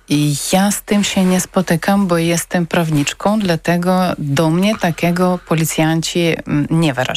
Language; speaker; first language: Polish; non-native, learner; Ukrainian